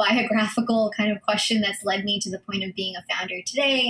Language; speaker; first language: English; early bilingual, other home language; Filipino